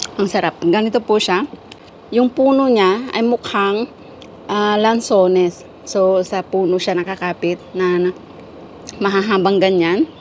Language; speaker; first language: Filipino; non-native, local second language; Iloko